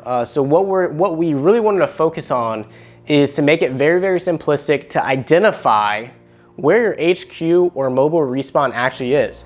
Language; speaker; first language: English; native; English